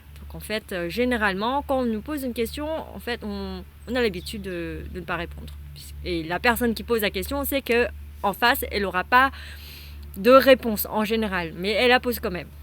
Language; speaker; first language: French; non-native, fluent; Vietnamese